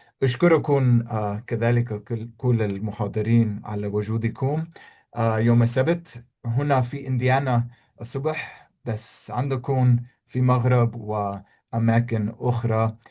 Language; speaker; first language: Arabic; non-native, fluent; English